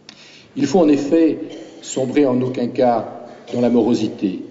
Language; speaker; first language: French; native; French